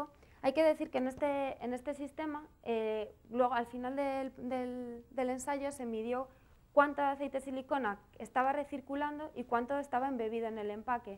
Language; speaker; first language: Spanish; native; Spanish